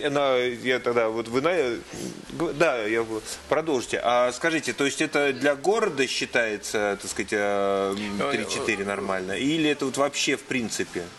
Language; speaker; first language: Russian; native; Russian